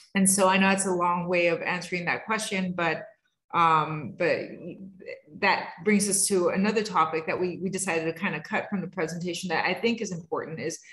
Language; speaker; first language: English; native; English